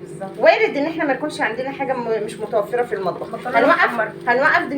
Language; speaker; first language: Arabic; native; Arabic